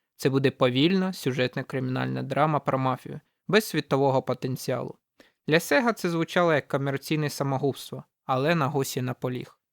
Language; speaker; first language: Ukrainian; native; Ukrainian